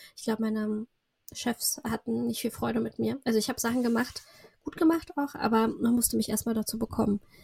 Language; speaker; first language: German; early bilingual, other home language; Russian